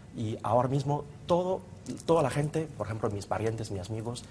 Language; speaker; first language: Spanish; non-native, fluent; Chinese